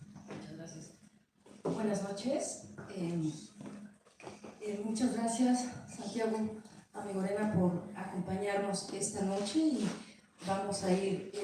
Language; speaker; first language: Spanish; native; Spanish